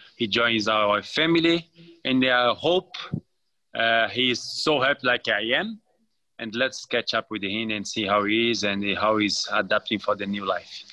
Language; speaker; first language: English; non-native, fluent; Portuguese